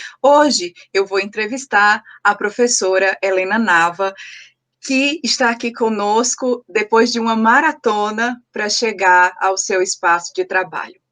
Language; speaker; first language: Portuguese; native; Portuguese